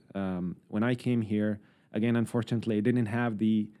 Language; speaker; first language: English; non-native, fluent; Arabic